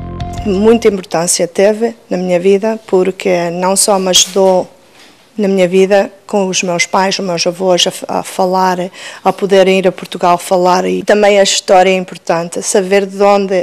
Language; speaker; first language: Portuguese; early bilingual, heritage; Portuguese